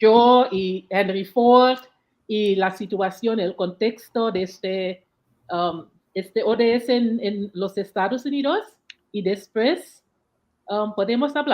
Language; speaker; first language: Spanish; non-native, learner; English